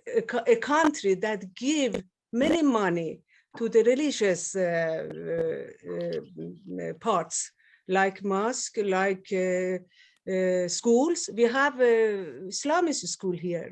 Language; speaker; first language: English; non-native, learner; Persian